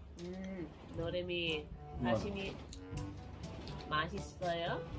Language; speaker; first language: Korean; non-native, learner; Thai